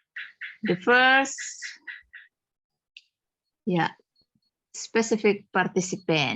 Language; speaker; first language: English; non-native, fluent; Indonesian